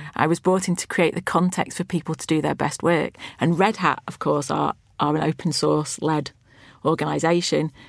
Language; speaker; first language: English; native; English